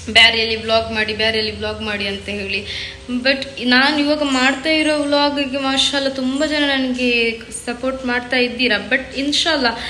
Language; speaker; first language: Kannada; non-native, local second language; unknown